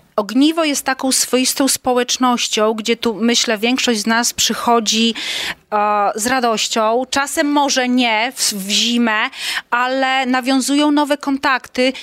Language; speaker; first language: Polish; native; Polish